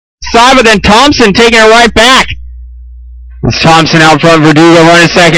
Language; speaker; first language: English; native; English